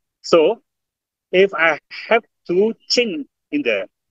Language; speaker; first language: English; non-native, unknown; Indonesian